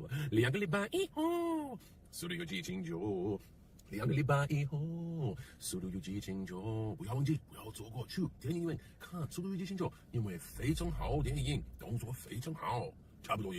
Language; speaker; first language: Chinese; non-native, learner; English